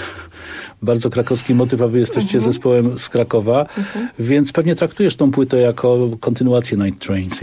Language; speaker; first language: Polish; native; Polish